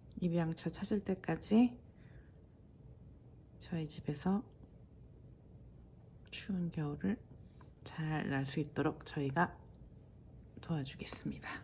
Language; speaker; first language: Korean; early bilingual, heritage; English